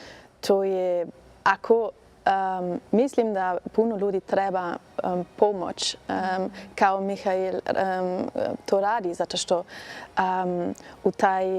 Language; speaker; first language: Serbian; non-native, learner; German